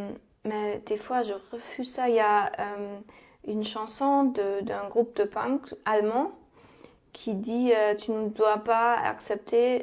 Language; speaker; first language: French; non-native, fluent; German